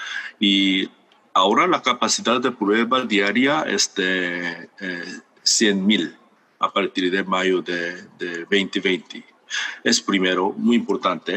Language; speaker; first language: Spanish; non-native, fluent; Korean